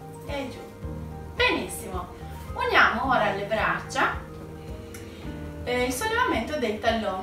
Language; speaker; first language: Italian; native; Italian